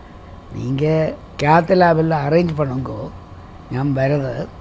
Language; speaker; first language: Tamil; non-native, local second language; Malayalam